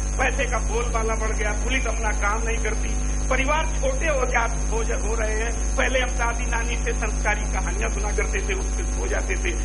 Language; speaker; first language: Hindi; native; Hindi